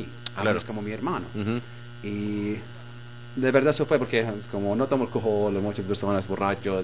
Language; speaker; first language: Spanish; non-native, learner; Arabic